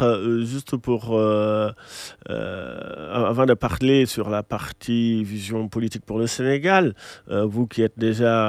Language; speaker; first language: French; non-native, local second language; Wolof